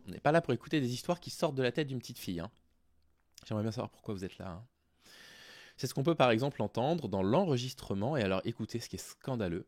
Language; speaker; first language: French; native; French